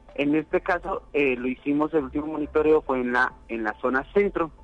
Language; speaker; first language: Spanish; native; Spanish